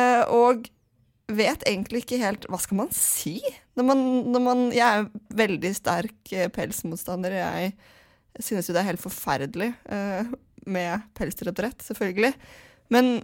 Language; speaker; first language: Norwegian; native; Norwegian